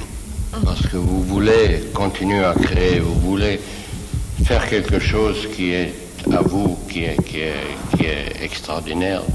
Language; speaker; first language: French; non-native, fluent; Swiss German